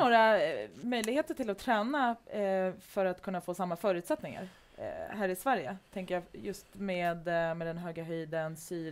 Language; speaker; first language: Swedish; native; Swedish